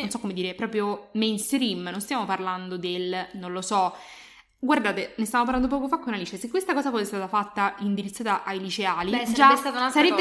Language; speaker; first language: Italian; native; Italian